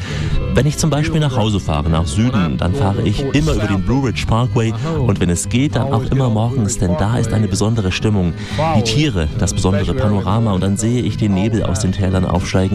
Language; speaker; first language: German; native; German